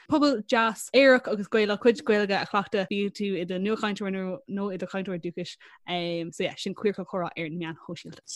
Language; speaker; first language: Irish; non-native, local second language; English